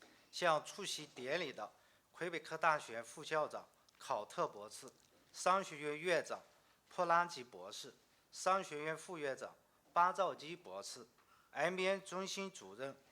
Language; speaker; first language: Chinese; native; Chinese